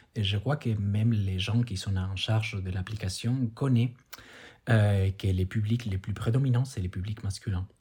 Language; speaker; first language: French; non-native, fluent; Spanish